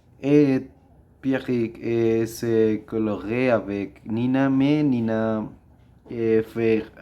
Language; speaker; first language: French; non-native, learner; Spanish